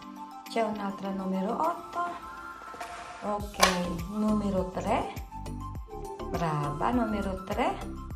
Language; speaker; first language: Italian; non-native, learner; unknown